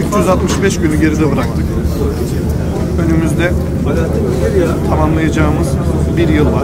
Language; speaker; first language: Turkish; native; Turkish